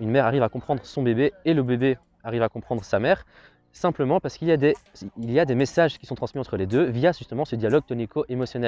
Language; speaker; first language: French; native; French